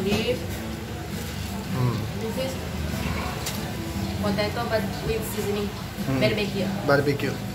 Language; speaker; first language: English; non-native, learner; Indonesian